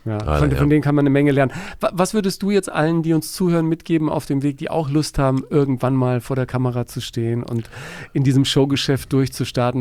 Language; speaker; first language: German; native; German